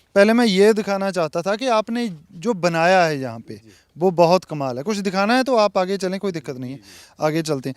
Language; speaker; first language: Hindi; non-native, local second language; Punjabi